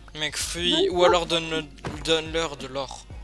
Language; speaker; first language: French; native; French